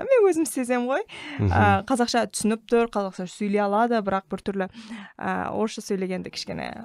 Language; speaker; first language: Kazakh; early bilingual, heritage; Kazakh